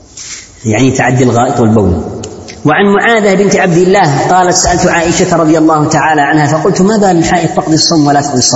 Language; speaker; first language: Arabic; non-native, fluent; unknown